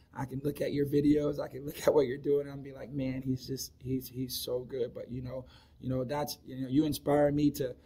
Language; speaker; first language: English; native; English